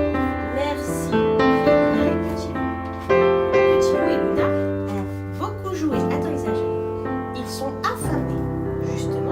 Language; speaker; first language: French; native; French